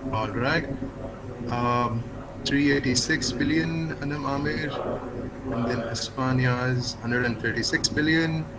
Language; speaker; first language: English; non-native, local second language; Urdu